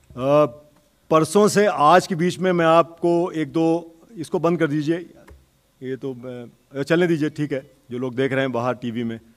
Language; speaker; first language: Hindi; native; Hindi